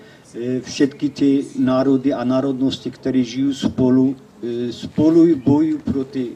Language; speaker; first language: Czech; non-native, learner; Kurdish